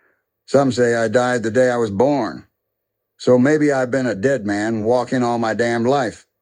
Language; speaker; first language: English; native; English